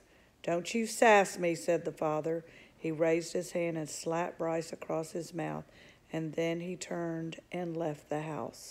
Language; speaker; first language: English; native; English